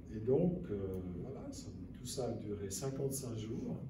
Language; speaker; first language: French; native; French